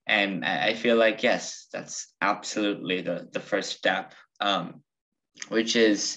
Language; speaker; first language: English; early bilingual, other home language; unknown